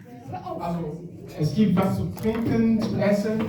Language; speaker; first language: German; non-native, learner; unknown